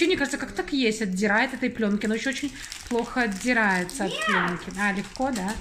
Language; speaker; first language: Russian; native; Russian